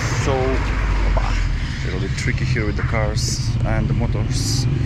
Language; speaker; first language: English; non-native, fluent; Macedonian